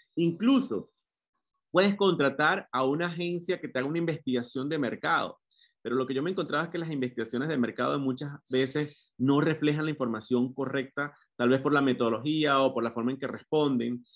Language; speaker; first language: Spanish; native; Spanish